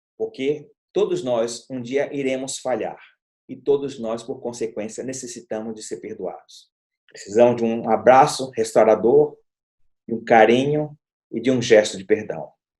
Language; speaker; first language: Portuguese; native; Portuguese